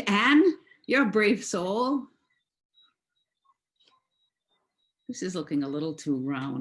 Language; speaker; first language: English; native; English